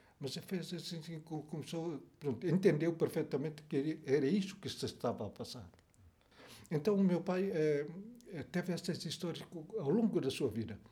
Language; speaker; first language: Portuguese; non-native, local second language; Tetum